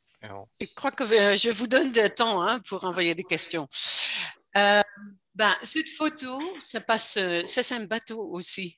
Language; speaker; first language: French; non-native, fluent; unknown